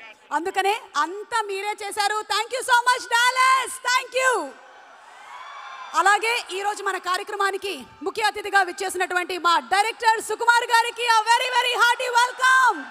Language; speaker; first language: Telugu; native; Telugu